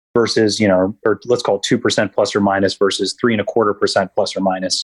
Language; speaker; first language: English; native; English